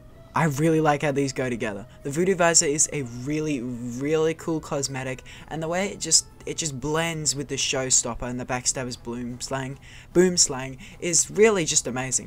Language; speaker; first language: English; native; English